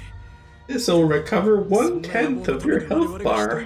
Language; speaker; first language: English; native; English